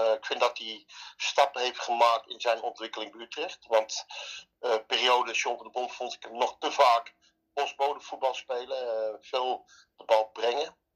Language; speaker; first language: Dutch; native; Dutch